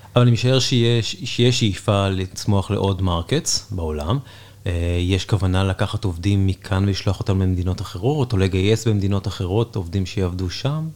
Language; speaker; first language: Hebrew; native; Hebrew